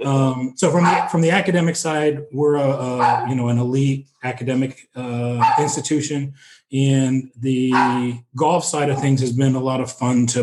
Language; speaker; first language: English; native; English